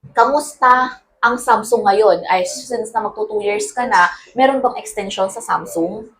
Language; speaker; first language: Filipino; native; Filipino